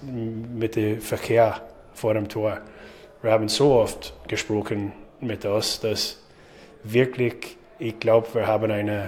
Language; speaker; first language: German; non-native, learner; English